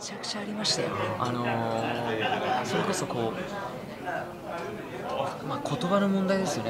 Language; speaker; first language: Japanese; early bilingual, other home language; Burmese